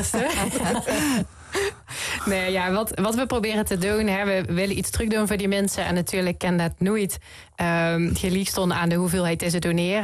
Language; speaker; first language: Dutch; native; Dutch